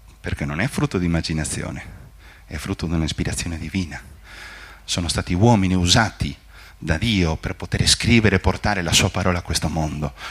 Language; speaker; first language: Italian; non-native, fluent; Spanish